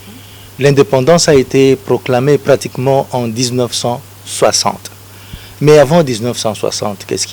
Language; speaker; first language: French; non-native, local second language; Lingala